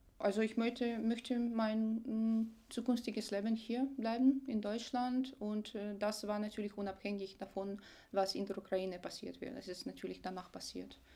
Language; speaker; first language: German; non-native, fluent; Ukrainian